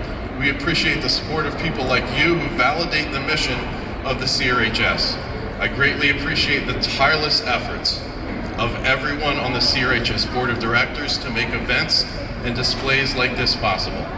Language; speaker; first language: English; native; English